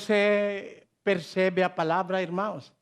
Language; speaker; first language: Portuguese; non-native, learner; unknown